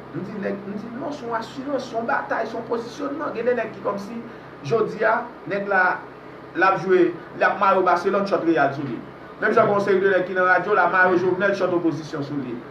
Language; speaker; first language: Haitian Creole; native; Haitian Creole